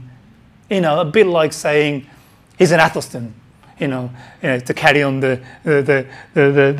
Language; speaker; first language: English; native; English